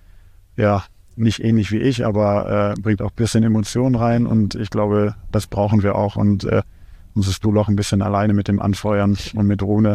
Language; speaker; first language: German; native; German